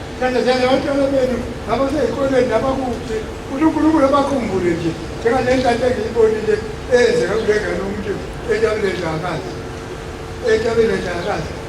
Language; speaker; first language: Zulu; native; Zulu